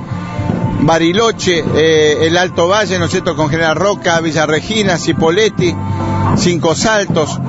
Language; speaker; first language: Spanish; native; Spanish